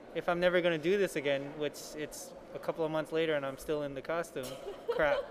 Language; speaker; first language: English; native; English